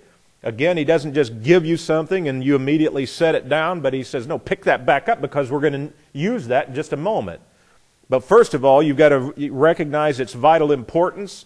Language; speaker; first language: English; native; English